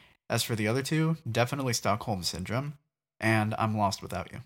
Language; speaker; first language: English; native; English